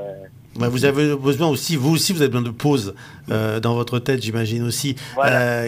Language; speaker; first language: French; native; French